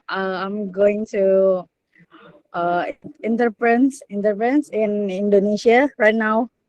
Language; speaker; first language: English; non-native, learner; Indonesian